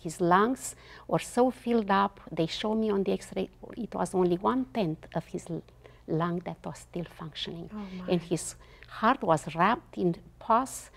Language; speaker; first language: English; non-native, fluent; Romanian